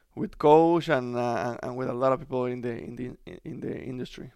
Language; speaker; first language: English; non-native, fluent; Spanish